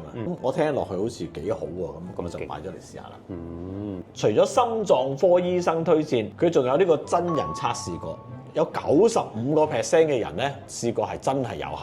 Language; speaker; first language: Cantonese; native; Cantonese